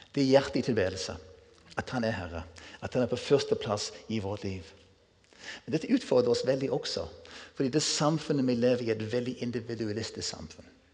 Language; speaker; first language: Norwegian; non-native, fluent; English